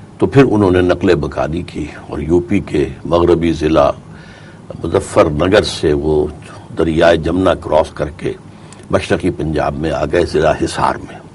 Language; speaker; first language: Urdu; native; Urdu